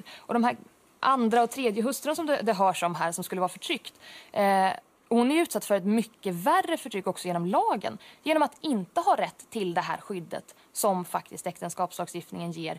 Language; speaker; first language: Swedish; native; Swedish